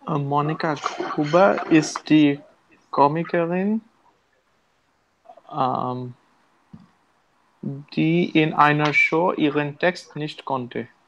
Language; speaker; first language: German; non-native, learner; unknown